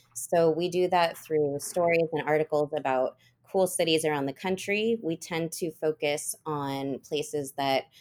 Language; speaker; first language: English; native; English